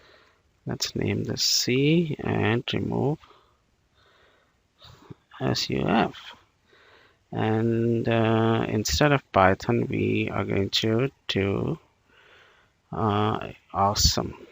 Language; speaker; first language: English; non-native, local second language; Bangla